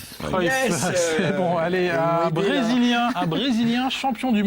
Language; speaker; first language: French; native; French